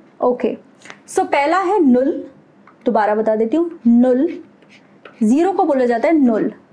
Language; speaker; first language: Hindi; native; Hindi